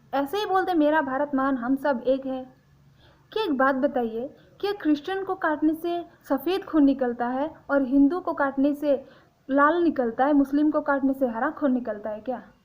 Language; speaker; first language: Hindi; non-native, local second language; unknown